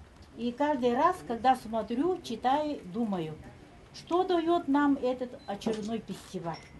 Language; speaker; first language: Russian; native; Russian